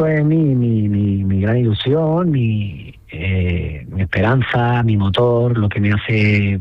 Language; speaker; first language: Spanish; native; Spanish